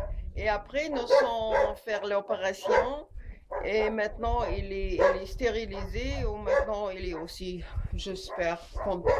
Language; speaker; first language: French; non-native, learner; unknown